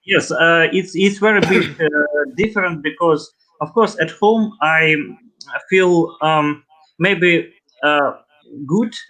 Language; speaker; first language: English; non-native, learner; Russian